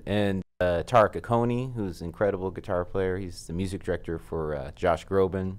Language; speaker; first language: English; native; English